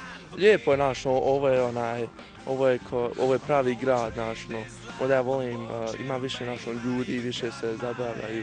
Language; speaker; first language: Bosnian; early bilingual, heritage; Croatian